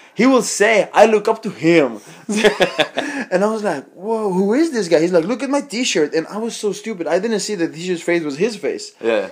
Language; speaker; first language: English; non-native, fluent; Swedish